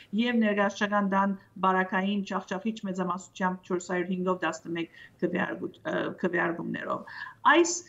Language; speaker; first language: Armenian; early bilingual, heritage; Armenian